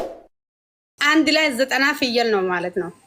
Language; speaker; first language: Amharic; non-native, local second language; Oromo